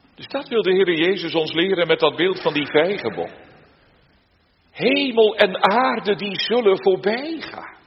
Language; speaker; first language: Dutch; native; Dutch